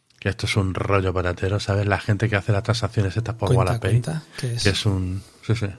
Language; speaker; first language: Spanish; native; Spanish